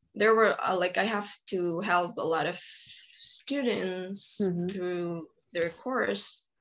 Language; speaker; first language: English; non-native, fluent; Indonesian